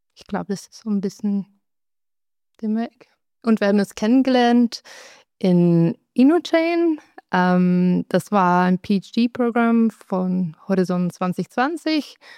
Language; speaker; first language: German; non-native, local second language; Dutch